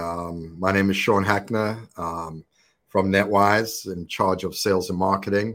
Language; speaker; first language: English; native; English